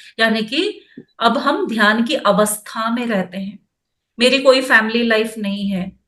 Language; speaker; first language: Hindi; non-native, local second language; Kannada